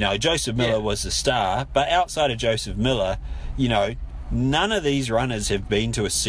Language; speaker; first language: English; native; English